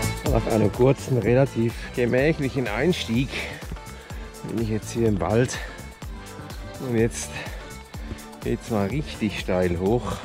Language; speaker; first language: German; native; German